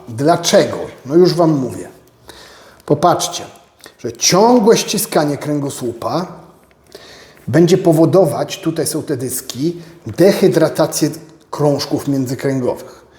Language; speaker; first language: Polish; native; Polish